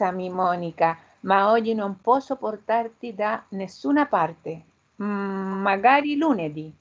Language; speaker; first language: Italian; non-native, learner; Spanish